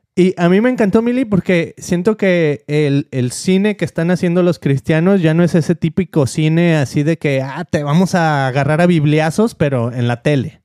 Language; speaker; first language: Spanish; native; Spanish